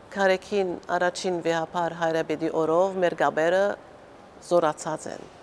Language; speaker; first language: Armenian; native; Armenian